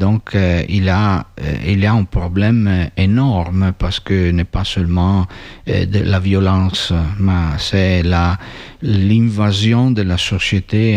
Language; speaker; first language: French; non-native, fluent; Italian